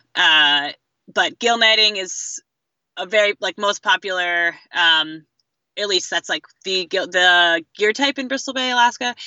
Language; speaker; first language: English; native; English